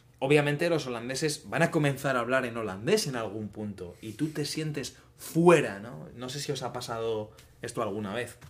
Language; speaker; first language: Spanish; native; Spanish